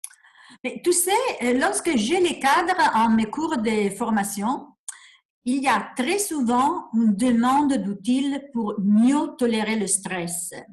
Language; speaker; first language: French; non-native, fluent; Italian